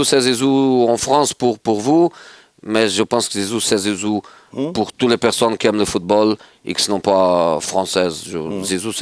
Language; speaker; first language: French; non-native, fluent; Portuguese